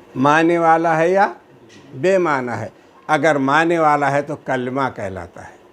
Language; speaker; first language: Urdu; native; Urdu